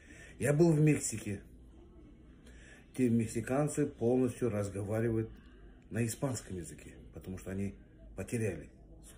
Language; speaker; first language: Russian; non-native, local second language; Kazakh